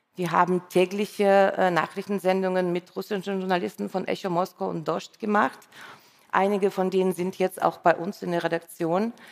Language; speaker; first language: German; non-native, fluent; Russian